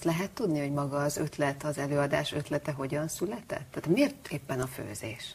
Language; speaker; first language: Hungarian; native; Hungarian